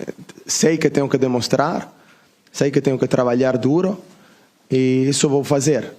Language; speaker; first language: Portuguese; non-native, learner; Italian